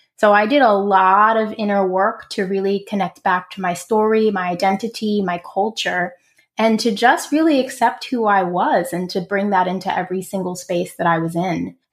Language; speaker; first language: English; native; English